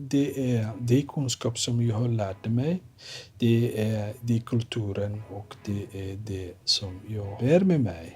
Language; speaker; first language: Swedish; non-native, fluent; Somali